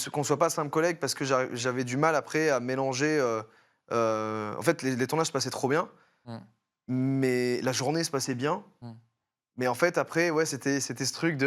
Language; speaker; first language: French; native; French